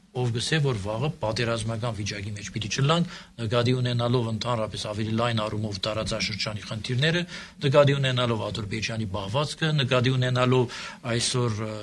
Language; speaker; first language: Armenian; early bilingual, heritage; Armenian